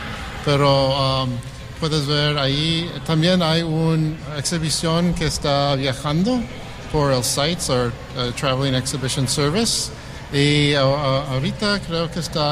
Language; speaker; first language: Spanish; early bilingual, heritage; English